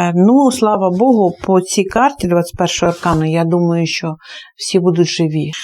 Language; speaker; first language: Ukrainian; non-native, local second language; Russian